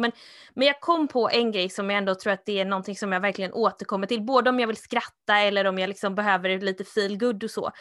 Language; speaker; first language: Swedish; native; Swedish